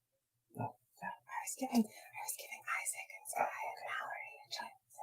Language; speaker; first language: English; native; English